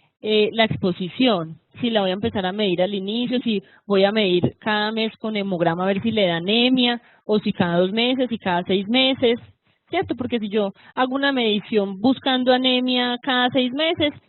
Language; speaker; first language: Spanish; native; Spanish